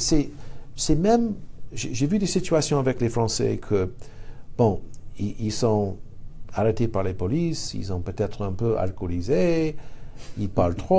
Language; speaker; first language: French; non-native, fluent; English